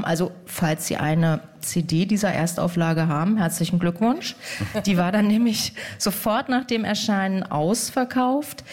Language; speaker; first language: German; native; German